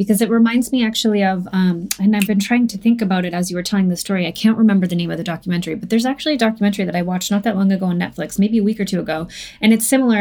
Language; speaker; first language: English; native; English